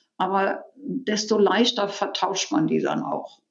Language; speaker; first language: German; native; German